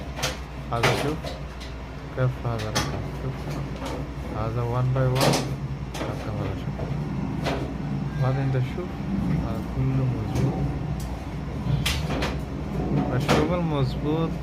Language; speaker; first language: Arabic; non-native, learner; Bangla